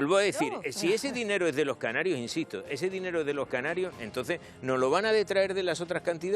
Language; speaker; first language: Spanish; native; Spanish